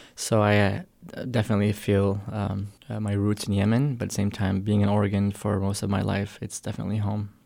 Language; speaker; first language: English; early bilingual, other home language; Arabic